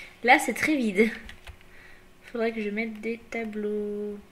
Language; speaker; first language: French; native; French